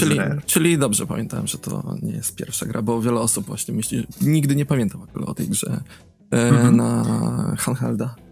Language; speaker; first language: Polish; native; Polish